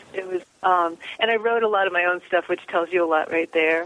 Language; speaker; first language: English; native; English